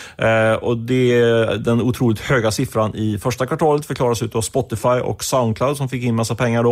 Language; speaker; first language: Swedish; native; Swedish